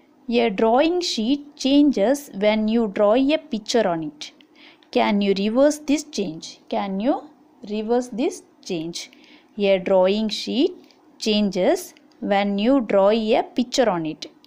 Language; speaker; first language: English; non-native, local second language; Tamil